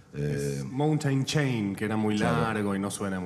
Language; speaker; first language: Spanish; native; Spanish